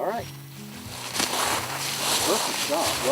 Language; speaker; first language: English; native; English